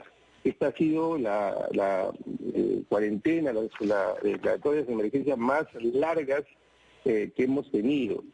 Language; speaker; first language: Spanish; native; Spanish